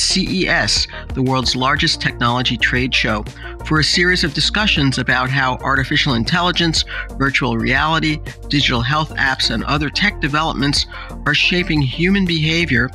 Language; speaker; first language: English; native; English